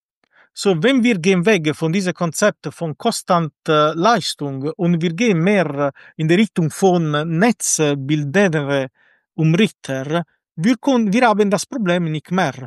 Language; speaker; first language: German; non-native, fluent; Italian